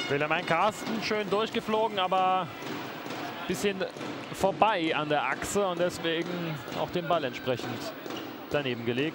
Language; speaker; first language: German; native; German